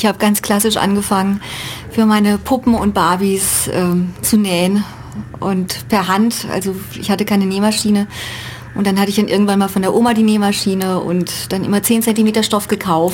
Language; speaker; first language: German; non-native, learner; Chinese